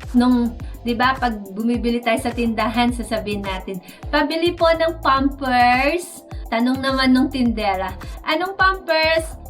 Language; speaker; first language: Filipino; native; Filipino